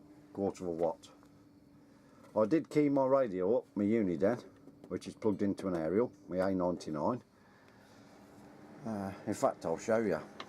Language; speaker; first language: English; native; English